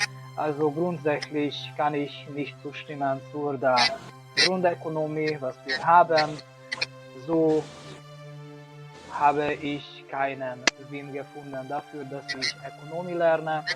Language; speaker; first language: German; non-native, learner; Hungarian